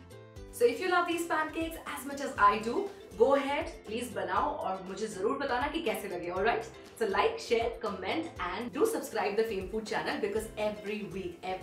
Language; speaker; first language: English; non-native, local second language; Hindi